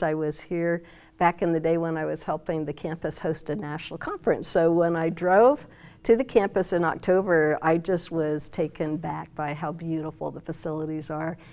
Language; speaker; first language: English; native; English